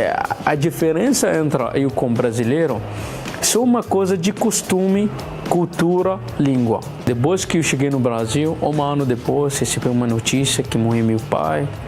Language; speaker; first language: Portuguese; non-native, learner; Arabic